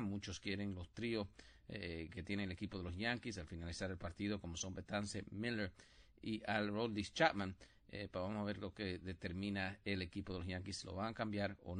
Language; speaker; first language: Spanish; native; Spanish